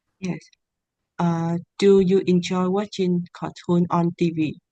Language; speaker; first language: English; non-native, learner; Vietnamese